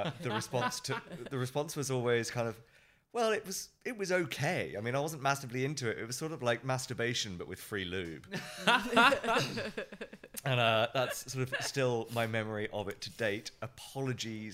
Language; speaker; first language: English; native; English